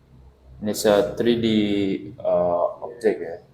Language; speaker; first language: English; non-native, learner; Indonesian